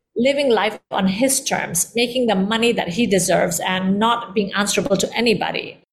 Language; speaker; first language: English; early bilingual, heritage; Indonesian